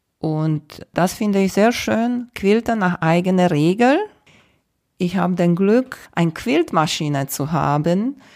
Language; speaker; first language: German; non-native, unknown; Romanian